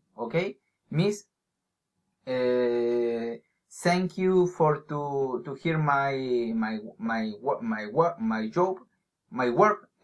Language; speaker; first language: English; non-native, learner; Spanish